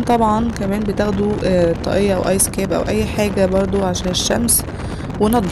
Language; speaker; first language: Arabic; native; Arabic